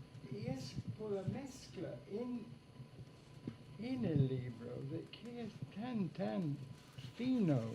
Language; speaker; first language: Spanish; non-native, fluent; English